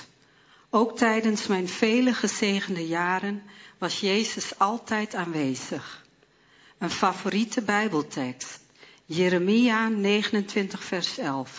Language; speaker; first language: Dutch; early bilingual, other home language; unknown